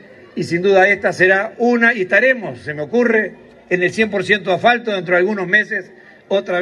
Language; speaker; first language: Spanish; native; Spanish